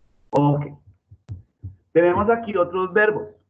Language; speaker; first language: Spanish; native; Spanish